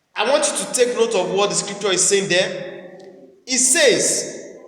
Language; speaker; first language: English; non-native, local second language; Yoruba